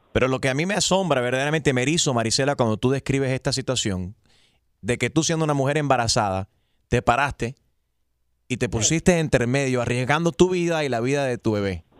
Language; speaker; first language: Spanish; early bilingual, heritage; Spanish